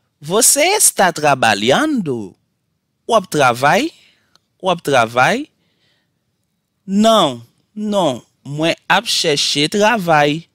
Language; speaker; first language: Portuguese; non-native, learner; Haitian Creole